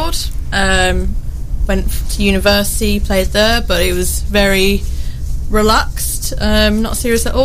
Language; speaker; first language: English; native; English